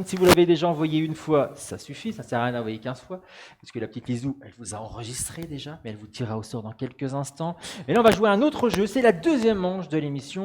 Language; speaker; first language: French; native; French